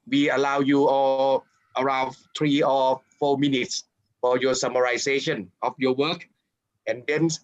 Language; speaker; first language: English; non-native, fluent; Thai